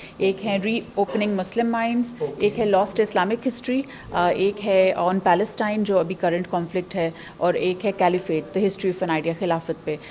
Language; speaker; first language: Urdu; native; Urdu